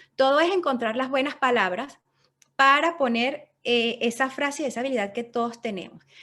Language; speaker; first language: Spanish; native; Spanish